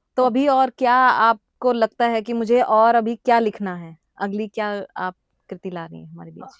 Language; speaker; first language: Hindi; native; Hindi